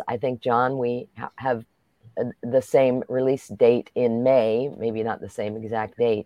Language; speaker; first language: English; native; English